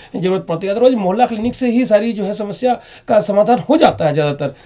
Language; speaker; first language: Hindi; native; Hindi